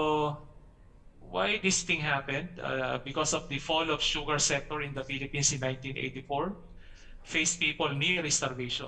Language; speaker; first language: English; non-native, fluent; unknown